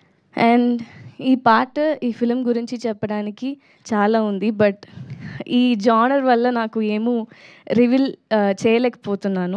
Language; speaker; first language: Telugu; non-native, learner; Tamil